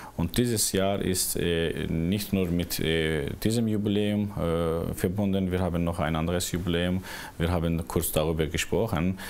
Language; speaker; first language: German; non-native, fluent; Azerbaijani